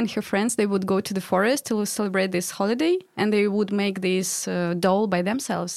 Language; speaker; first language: English; non-native, fluent; Russian